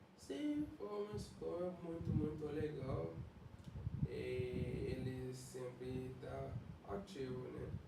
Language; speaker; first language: Portuguese; non-native, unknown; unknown